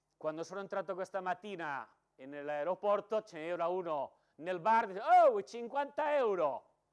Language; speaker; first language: Italian; non-native, fluent; Catalan